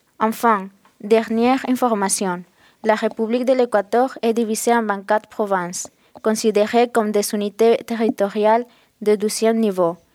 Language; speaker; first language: French; non-native, fluent; Spanish